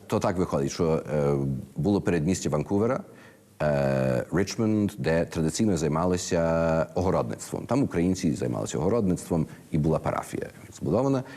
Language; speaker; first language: Ukrainian; early bilingual, heritage; Ukrainian